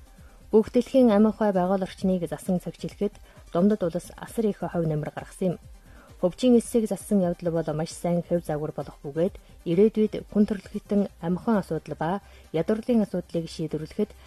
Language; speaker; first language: Mongolian; native; Mongolian